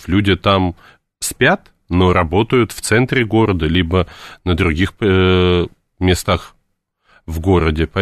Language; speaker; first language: Russian; native; Russian